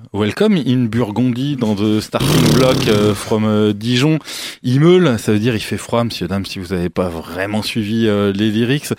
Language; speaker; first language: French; native; French